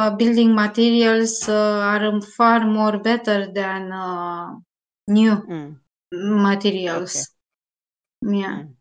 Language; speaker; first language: English; non-native, learner; Romanian